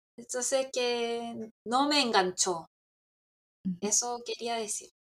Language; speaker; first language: Spanish; non-native, fluent; Korean